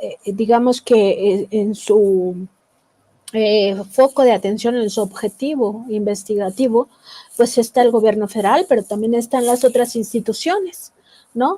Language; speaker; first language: Spanish; native; Spanish